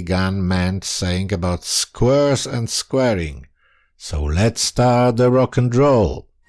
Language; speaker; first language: English; non-native, fluent; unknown